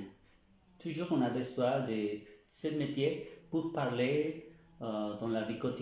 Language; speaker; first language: French; non-native, fluent; Spanish